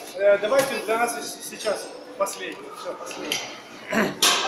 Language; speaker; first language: Russian; native; Russian